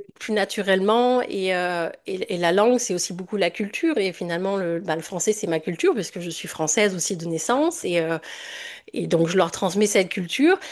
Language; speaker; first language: French; native; French